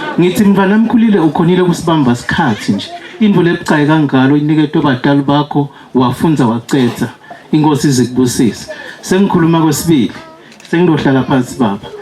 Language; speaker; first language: Zulu; non-native, local second language; Swati